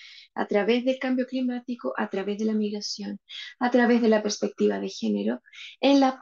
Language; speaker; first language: Spanish; native; Spanish